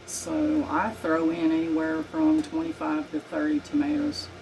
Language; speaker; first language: English; native; English